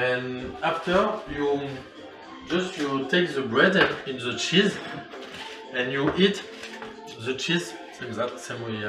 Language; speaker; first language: English; non-native, learner; French